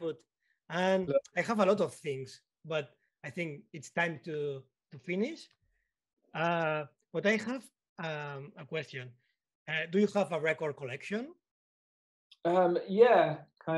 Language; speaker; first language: English; non-native, learner; Spanish